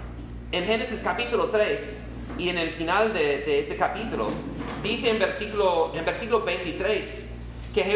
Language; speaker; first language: Spanish; non-native, fluent; English